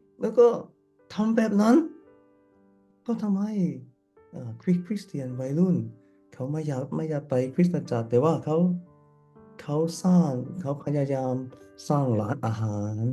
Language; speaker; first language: Thai; non-native, fluent; Cantonese